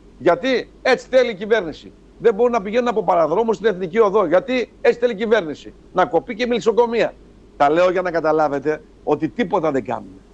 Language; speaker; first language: Greek; native; Greek